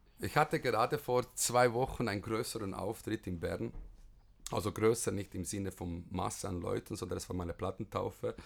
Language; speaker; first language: German; early bilingual, other home language; Bosnian